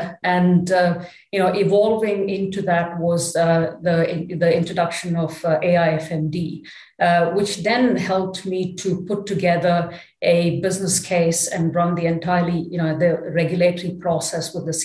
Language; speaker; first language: English; non-native, local second language; Tamil